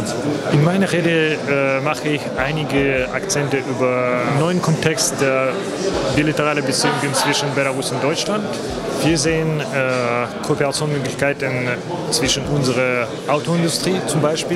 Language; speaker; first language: German; non-native, fluent; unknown